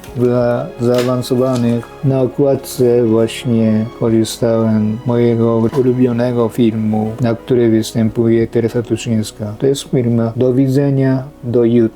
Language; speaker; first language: Polish; non-native, fluent; Japanese